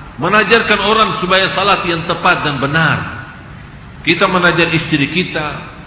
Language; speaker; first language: Indonesian; non-native, fluent; Arabic